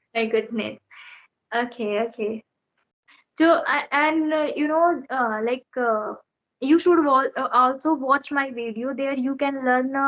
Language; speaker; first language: English; non-native, learner; Odia